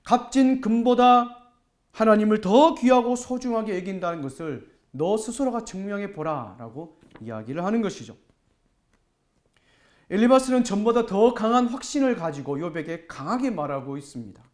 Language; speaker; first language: Korean; native; Korean